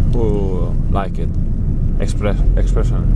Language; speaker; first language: English; non-native, learner; Romanian